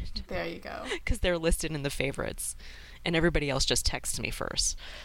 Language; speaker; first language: English; native; English